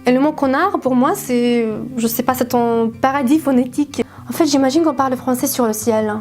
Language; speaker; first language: French; non-native, fluent; Russian